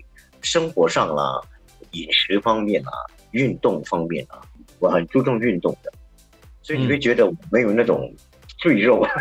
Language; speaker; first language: Chinese; native; Chinese